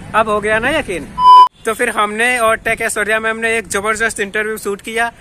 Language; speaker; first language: Hindi; native; Hindi